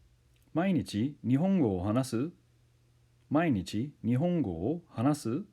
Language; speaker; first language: Japanese; non-native, fluent; English